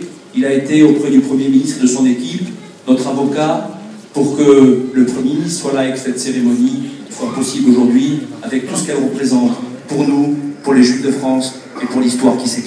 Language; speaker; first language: French; native; French